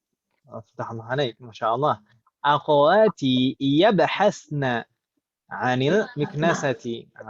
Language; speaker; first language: Arabic; non-native, fluent; Indonesian